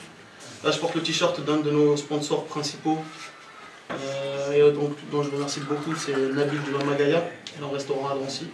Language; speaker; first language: French; early bilingual, other home language; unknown